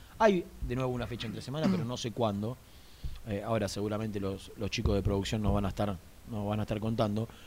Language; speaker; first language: Spanish; native; Spanish